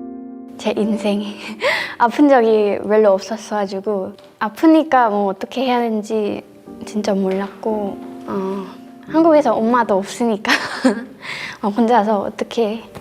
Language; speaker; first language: Korean; non-native, fluent; Thai